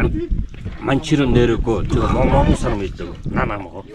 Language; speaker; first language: Korean; non-native, learner; Mongolian